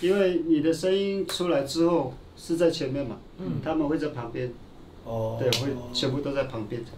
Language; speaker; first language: Chinese; native; Chinese